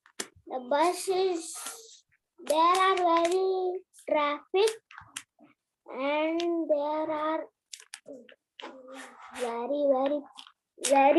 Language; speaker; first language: English; non-native, learner; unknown